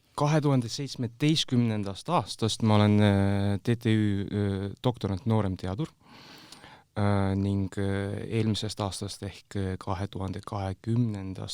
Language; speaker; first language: Estonian; early bilingual, other home language; Russian